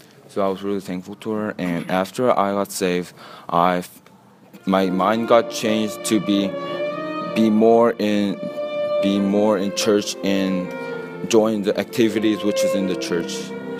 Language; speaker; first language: English; early bilingual, other home language; Korean